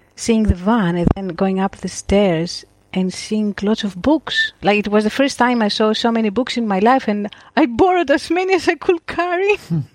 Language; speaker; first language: English; non-native, fluent; Greek